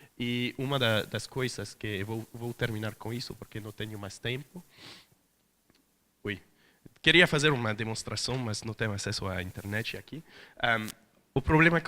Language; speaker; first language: Portuguese; non-native, fluent; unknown